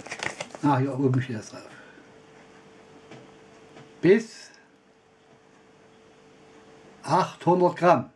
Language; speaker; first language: German; non-native, learner; Russian